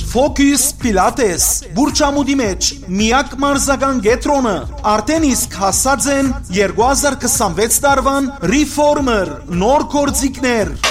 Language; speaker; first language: Armenian; native; Armenian